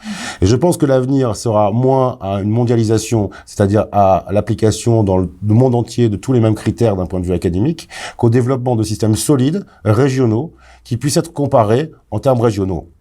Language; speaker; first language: French; native; French